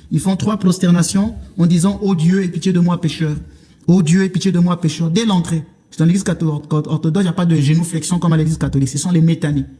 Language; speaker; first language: French; non-native, local second language; Lingala